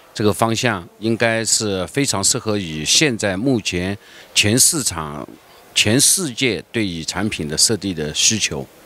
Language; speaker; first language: Chinese; native; Chinese